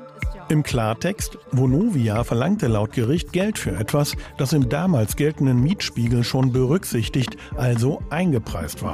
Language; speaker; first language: German; native; German